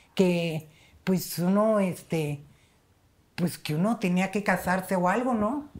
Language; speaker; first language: Spanish; native; Spanish